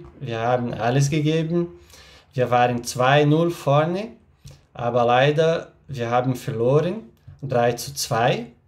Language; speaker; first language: German; non-native, learner; Portuguese